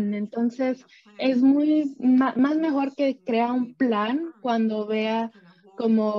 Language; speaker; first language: Spanish; early bilingual, other home language; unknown